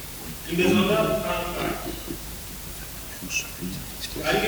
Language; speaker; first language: German; non-native, fluent; Italian